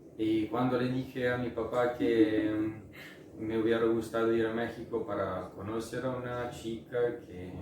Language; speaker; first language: Spanish; non-native, fluent; Italian